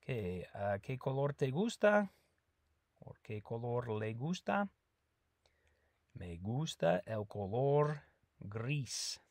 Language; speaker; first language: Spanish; non-native, fluent; English